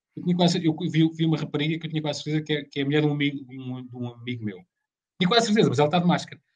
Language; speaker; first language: Portuguese; native; Portuguese